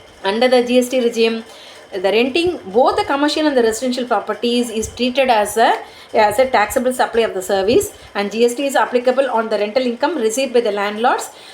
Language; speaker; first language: English; non-native, local second language; Tamil